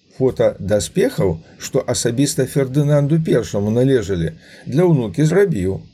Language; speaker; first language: Belarusian; native; Belarusian